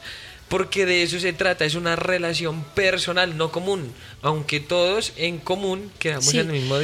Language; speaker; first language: Spanish; native; Spanish